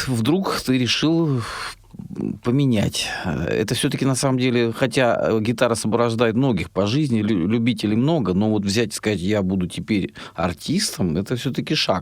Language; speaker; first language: Russian; native; Russian